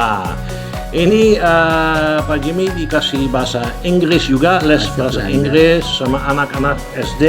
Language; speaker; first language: Indonesian; non-native, fluent; Dutch